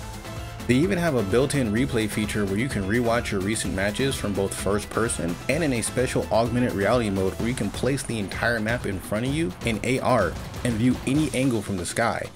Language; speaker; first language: English; native; English